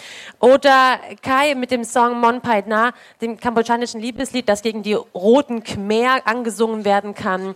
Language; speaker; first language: German; native; German